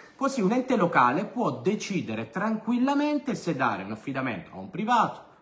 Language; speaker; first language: Italian; native; Italian